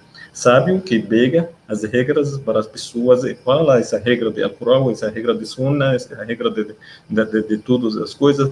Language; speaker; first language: Portuguese; non-native, learner; Arabic